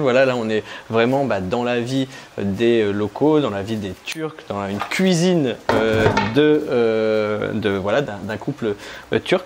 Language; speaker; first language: French; native; French